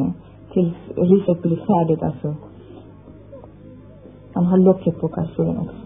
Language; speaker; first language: Swedish; non-native, fluent; Persian